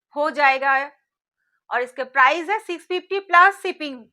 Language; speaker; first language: Hindi; non-native, local second language; Bangla